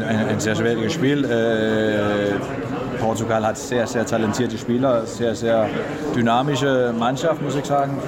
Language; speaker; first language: German; non-native, fluent; Danish